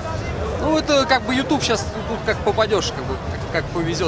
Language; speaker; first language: Russian; native; Russian